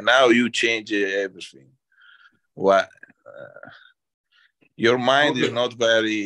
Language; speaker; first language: English; non-native, learner; Italian